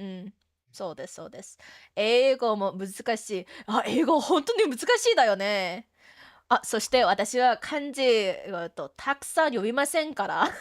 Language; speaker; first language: Japanese; non-native, learner; English